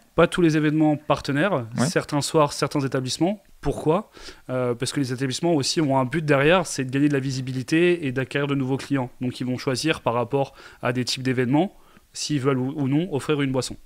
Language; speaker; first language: French; native; French